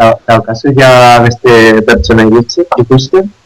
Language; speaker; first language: Basque; non-native, local second language; Spanish